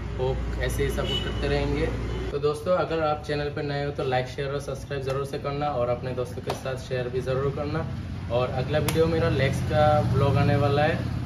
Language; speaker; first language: Hindi; native; Hindi